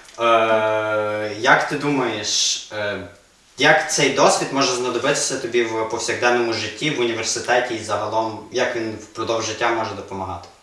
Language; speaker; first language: Ukrainian; native; Ukrainian